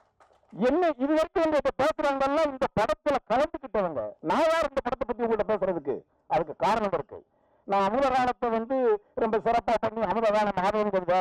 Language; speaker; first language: Tamil; native; Tamil